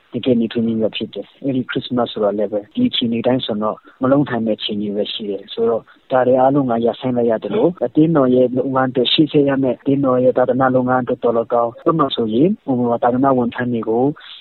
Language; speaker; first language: Burmese; non-native, local second language; Hakha Chin